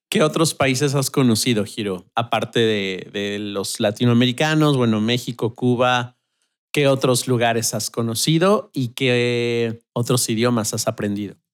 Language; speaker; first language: Spanish; native; Spanish